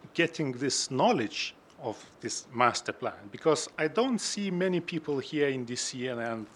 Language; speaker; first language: English; non-native, fluent; Lithuanian